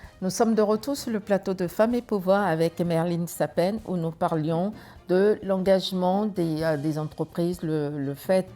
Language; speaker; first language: French; native; French